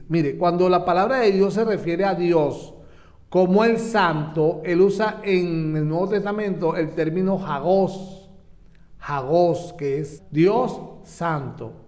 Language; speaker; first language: Spanish; native; Spanish